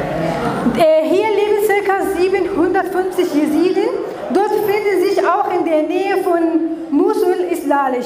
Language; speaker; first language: German; non-native, learner; Kurdish